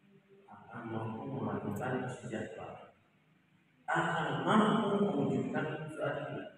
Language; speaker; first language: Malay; non-native, local second language; Javanese